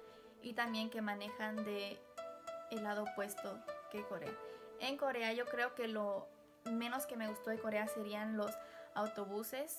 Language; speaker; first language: Spanish; early bilingual, heritage; Spanish